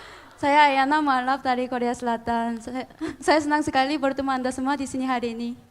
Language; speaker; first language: Indonesian; non-native, fluent; Korean